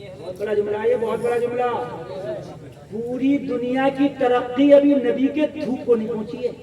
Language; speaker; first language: Urdu; native; Urdu